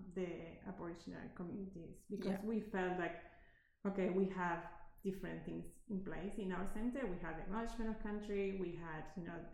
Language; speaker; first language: English; non-native, fluent; Spanish